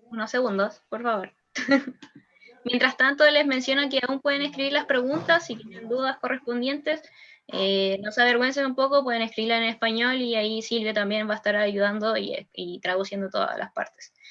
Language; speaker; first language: Spanish; native; Spanish